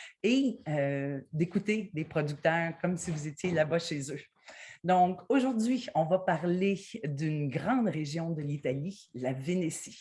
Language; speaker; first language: French; native; French